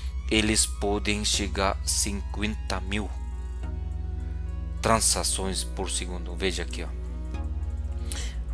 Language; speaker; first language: Portuguese; non-native, fluent; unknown